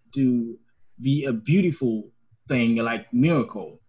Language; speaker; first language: English; non-native, fluent; Haitian Creole